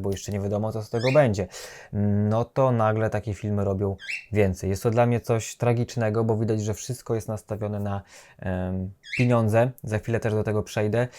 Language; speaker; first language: Polish; native; Polish